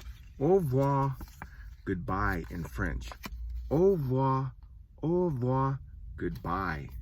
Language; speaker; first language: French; non-native, learner; English